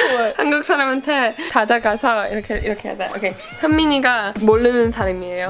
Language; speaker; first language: Korean; early bilingual, heritage; English